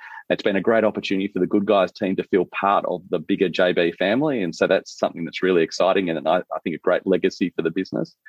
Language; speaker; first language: English; native; English